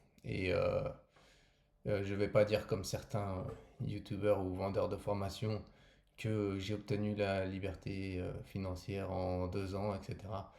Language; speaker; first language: French; native; French